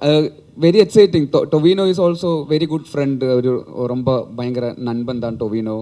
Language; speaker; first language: Tamil; non-native, learner; Malayalam